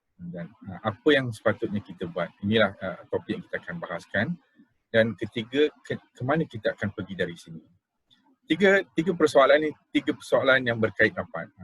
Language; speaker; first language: Malay; native; Malay